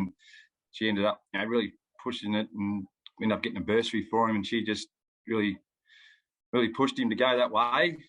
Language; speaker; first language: English; native; English